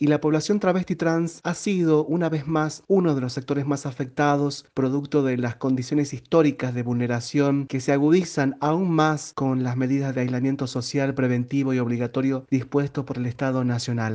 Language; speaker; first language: Spanish; native; Spanish